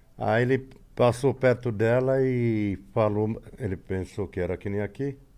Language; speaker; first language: Portuguese; non-native, fluent; Arabic